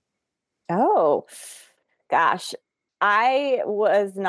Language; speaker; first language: English; native; English